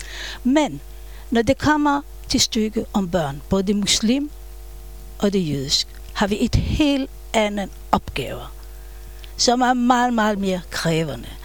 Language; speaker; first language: Danish; non-native, fluent; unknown